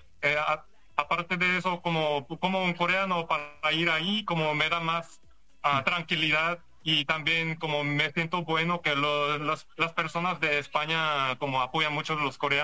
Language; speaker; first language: Spanish; non-native, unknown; Korean